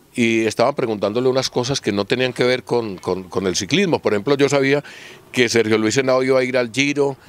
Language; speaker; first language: Spanish; native; Spanish